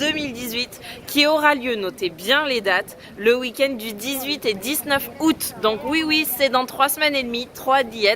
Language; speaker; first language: French; native; French